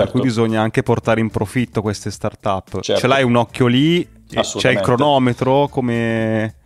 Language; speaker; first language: Italian; native; Italian